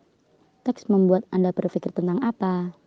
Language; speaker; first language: Indonesian; native; Indonesian